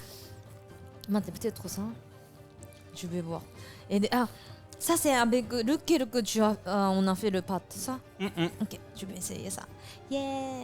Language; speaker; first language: French; non-native, fluent; Japanese